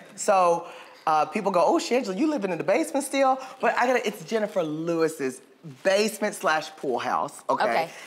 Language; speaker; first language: English; native; English